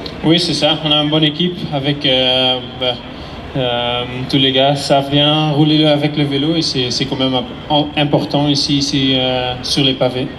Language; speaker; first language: French; non-native, fluent; Dutch